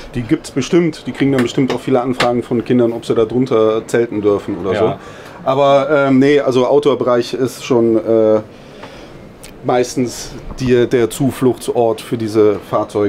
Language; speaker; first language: German; native; German